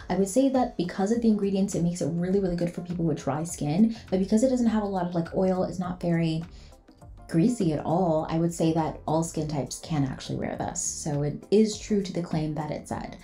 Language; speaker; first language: English; native; English